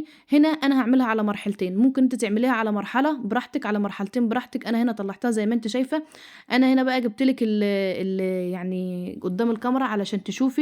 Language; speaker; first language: Arabic; native; Arabic